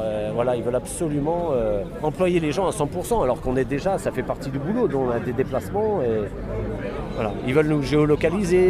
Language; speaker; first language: French; native; French